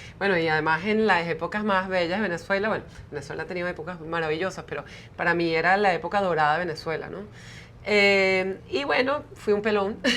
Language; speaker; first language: Spanish; early bilingual, heritage; Spanish